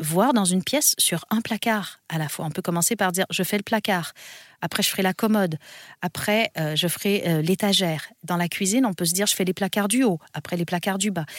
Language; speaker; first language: French; native; French